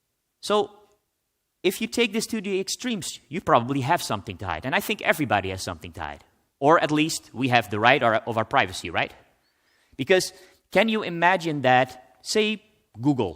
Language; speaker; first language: English; non-native, fluent; Dutch